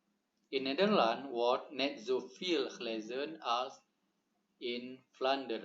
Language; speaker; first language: Dutch; non-native, learner; Indonesian